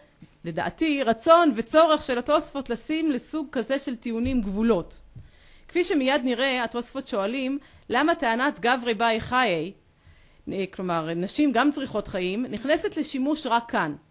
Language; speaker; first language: Hebrew; native; Hebrew